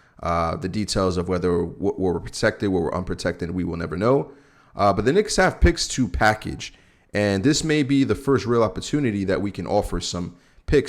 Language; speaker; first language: English; native; English